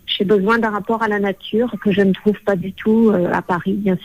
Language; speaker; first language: French; native; French